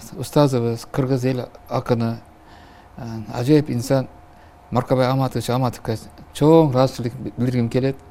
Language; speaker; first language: Kyrgyz; non-native, local second language; Uzbek